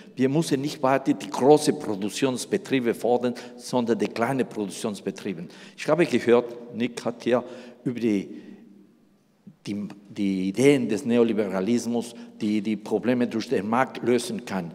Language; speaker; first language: German; non-native, fluent; Spanish